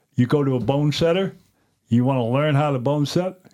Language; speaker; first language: English; native; English